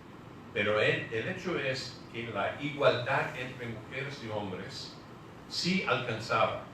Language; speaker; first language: Spanish; non-native, fluent; English